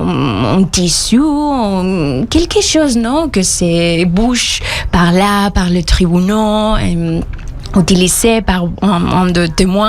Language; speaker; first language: French; non-native, fluent; Spanish